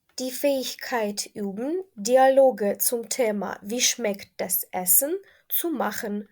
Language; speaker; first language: German; non-native, fluent; Ukrainian